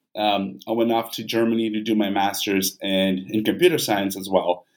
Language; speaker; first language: English; non-native, fluent; Portuguese